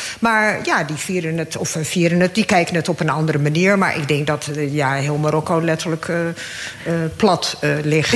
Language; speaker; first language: Dutch; early bilingual, other home language; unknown